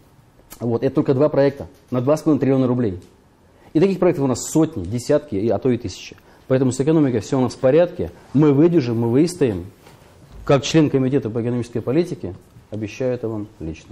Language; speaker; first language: Russian; native; Russian